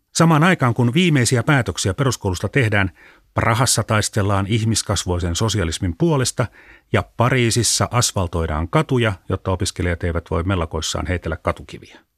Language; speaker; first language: Finnish; native; Finnish